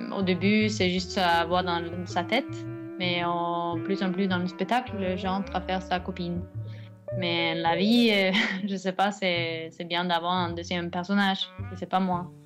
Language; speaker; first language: French; non-native, learner; Norwegian